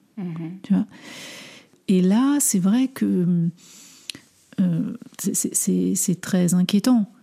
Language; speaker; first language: French; early bilingual, other home language; Armenian